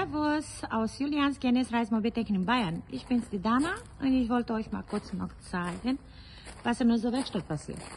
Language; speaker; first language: German; native; German